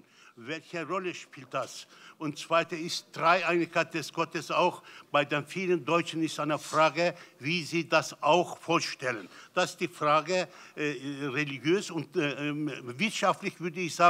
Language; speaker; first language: German; non-native, learner; Turkish